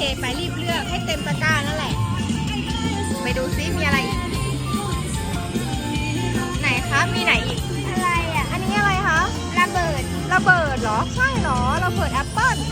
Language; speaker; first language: Thai; native; Thai